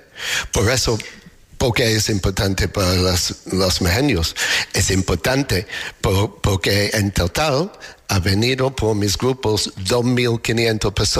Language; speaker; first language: Spanish; non-native, learner; English